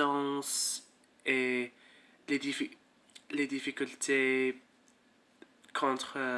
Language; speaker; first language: French; non-native, learner; English